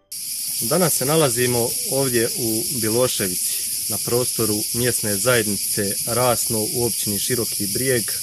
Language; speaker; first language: Bosnian; native; Bosnian